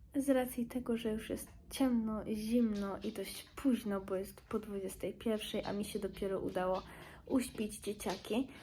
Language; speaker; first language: Polish; early bilingual, heritage; Polish